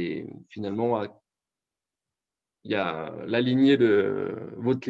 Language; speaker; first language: French; native; French